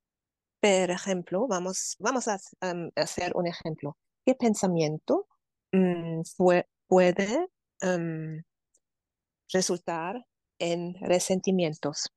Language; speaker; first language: Spanish; non-native, fluent; German